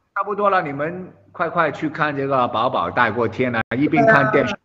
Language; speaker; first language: Chinese; non-native, local second language; Cantonese